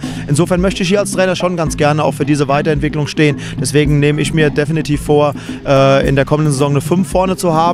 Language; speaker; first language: German; native; German